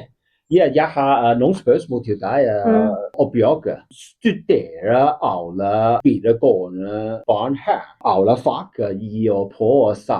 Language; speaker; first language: Norwegian; non-native, fluent; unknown